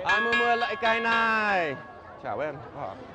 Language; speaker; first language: Vietnamese; non-native, learner; English